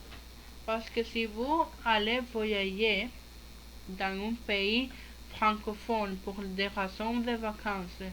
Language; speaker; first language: French; non-native, learner; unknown